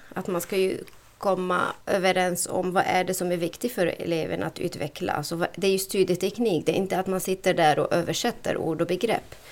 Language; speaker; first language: Swedish; non-native, fluent; Arabic